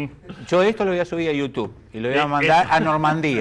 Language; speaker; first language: Spanish; native; Spanish